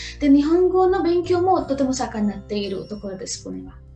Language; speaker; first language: Japanese; non-native, fluent; Marathi